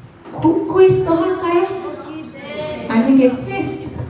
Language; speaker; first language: Korean; native; Korean